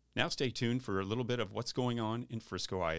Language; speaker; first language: English; native; English